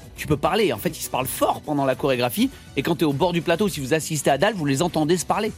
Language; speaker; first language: French; native; French